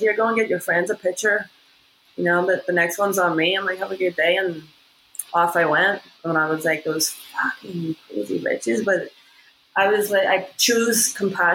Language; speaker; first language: English; native; English